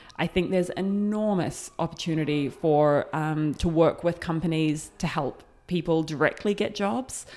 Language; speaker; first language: English; native; English